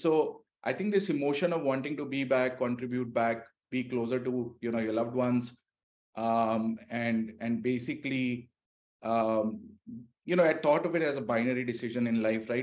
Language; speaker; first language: English; non-native, local second language; Hindi